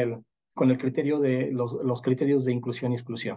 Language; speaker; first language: Spanish; native; Spanish